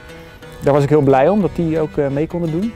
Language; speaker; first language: Dutch; native; Dutch